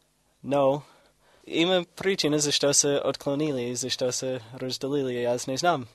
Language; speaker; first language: Bulgarian; non-native, fluent; English